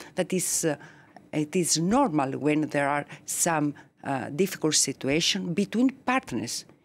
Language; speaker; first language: English; non-native, fluent; Greek